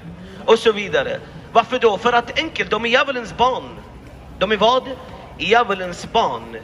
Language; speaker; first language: Swedish; non-native, fluent; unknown